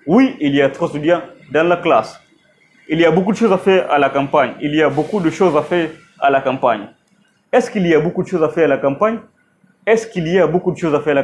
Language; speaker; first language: French; non-native, fluent; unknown